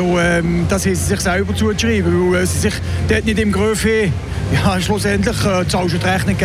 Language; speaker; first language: German; native; German